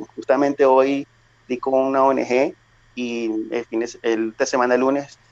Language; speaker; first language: Spanish; native; Spanish